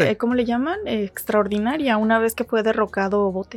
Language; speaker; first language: Spanish; native; Spanish